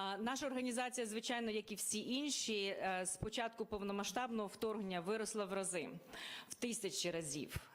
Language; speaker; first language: Ukrainian; native; Ukrainian